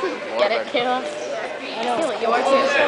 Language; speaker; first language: English; native; English